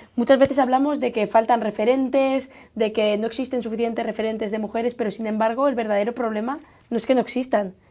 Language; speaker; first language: Spanish; native; Spanish